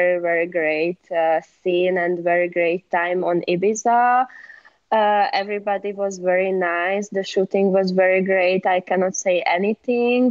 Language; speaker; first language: English; non-native, learner; Hungarian